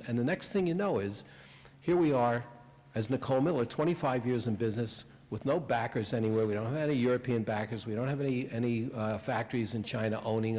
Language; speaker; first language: English; native; English